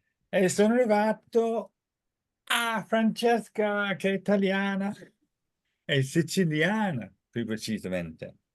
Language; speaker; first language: Italian; non-native, fluent; English